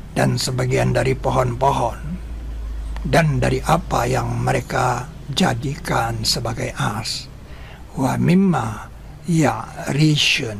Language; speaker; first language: Indonesian; native; Indonesian